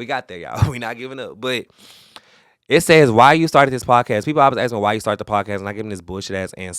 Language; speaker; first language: English; native; English